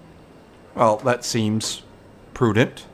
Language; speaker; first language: English; native; English